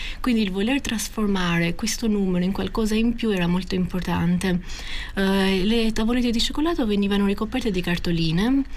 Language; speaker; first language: Italian; non-native, fluent; Albanian